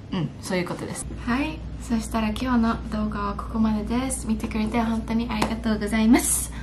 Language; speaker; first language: Japanese; non-native, fluent; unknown